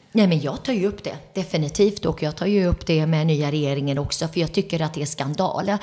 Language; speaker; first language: Swedish; early bilingual, other home language; Turoyo